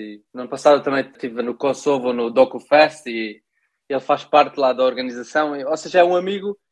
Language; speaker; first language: Portuguese; early bilingual, heritage; Portuguese